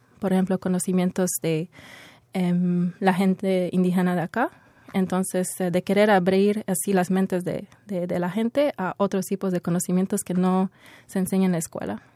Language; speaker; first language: Spanish; early bilingual, heritage; Spanish